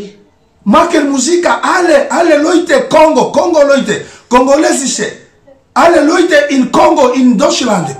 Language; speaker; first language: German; non-native, learner; Lingala